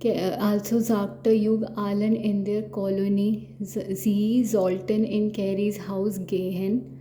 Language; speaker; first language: German; non-native, learner; Hindi